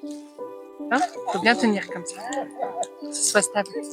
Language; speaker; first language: French; native; French